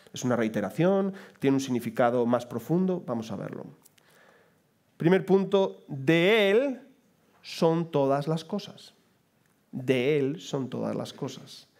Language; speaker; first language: Spanish; native; Spanish